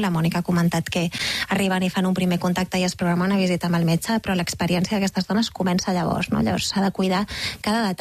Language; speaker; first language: Catalan; native; Catalan